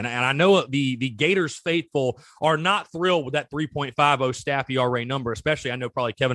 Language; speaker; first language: English; native; English